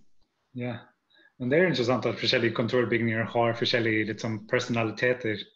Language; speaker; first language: Norwegian; non-native, fluent; English